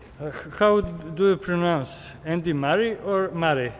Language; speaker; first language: English; non-native, learner; Serbian